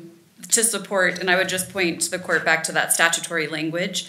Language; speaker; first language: English; native; English